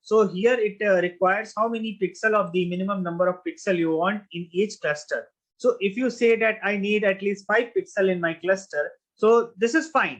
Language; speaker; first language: English; non-native, local second language; Hindi